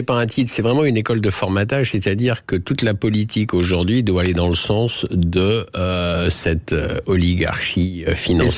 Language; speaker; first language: French; native; French